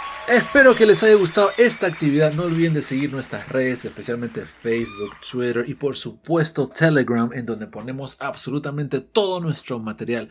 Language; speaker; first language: Spanish; native; Spanish